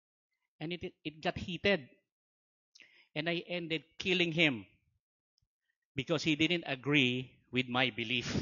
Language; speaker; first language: English; non-native, local second language; Filipino